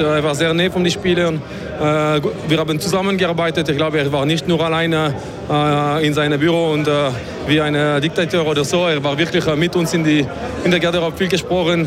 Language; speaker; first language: German; non-native, fluent; French